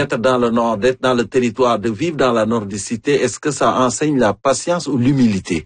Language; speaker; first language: French; non-native, local second language; Wolof